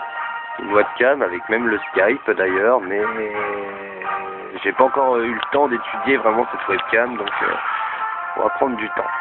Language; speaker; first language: French; native; French